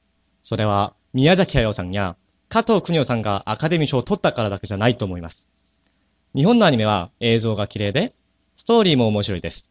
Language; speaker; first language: Japanese; non-native, fluent; Korean